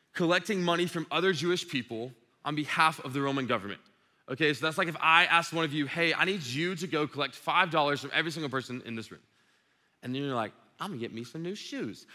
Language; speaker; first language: English; native; English